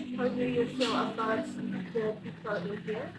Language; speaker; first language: English; non-native, learner; Indonesian